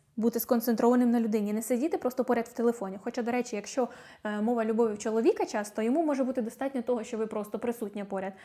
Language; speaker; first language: Ukrainian; native; Ukrainian